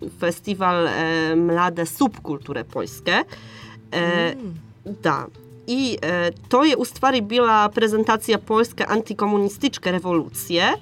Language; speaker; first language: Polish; non-native, learner; Serbian